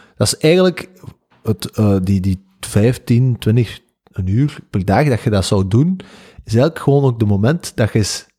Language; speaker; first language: Dutch; native; Dutch